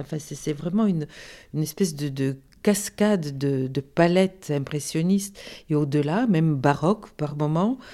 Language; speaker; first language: French; non-native, fluent; Bulgarian